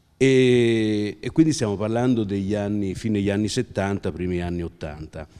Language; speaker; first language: Italian; native; Italian